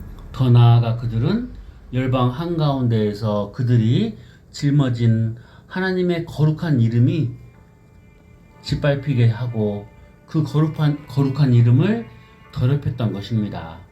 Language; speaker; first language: Korean; native; Korean